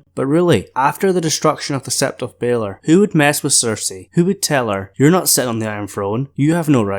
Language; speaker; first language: English; native; English